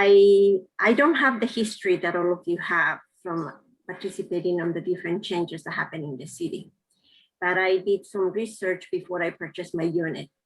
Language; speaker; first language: English; non-native, fluent; Spanish